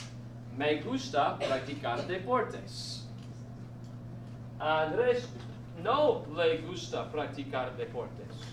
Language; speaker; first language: Spanish; non-native, fluent; English